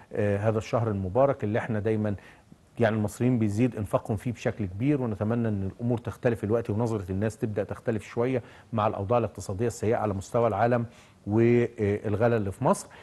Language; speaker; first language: Arabic; native; Arabic